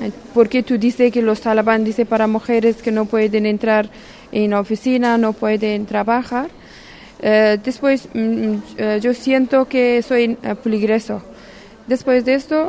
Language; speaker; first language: Spanish; non-native, learner; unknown